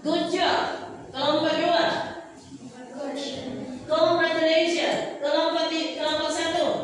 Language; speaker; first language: English; non-native, fluent; Indonesian